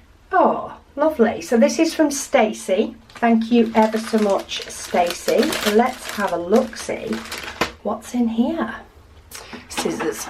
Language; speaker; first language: English; native; English